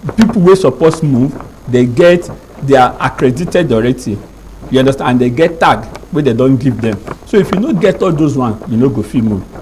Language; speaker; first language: Nigerian Pidgin; non-native, local second language; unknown